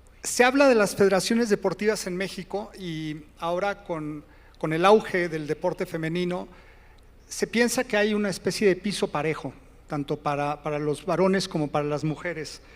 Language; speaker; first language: Spanish; native; Spanish